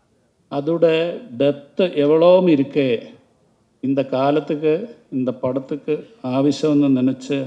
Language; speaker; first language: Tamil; non-native, learner; Malayalam